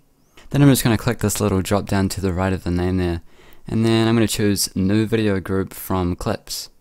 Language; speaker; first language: English; native; English